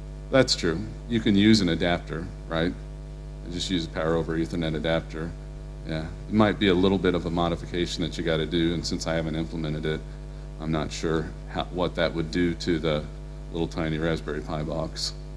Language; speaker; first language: English; native; English